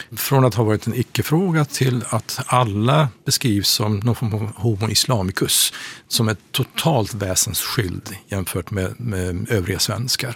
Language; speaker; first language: Swedish; non-native, fluent; Persian